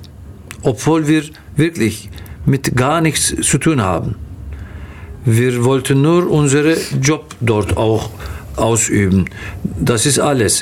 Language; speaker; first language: German; non-native, fluent; Turkish